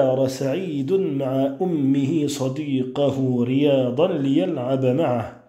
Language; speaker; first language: Arabic; non-native, fluent; French